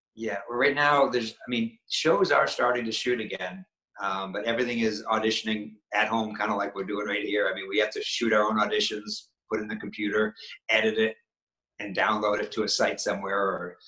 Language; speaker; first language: English; native; English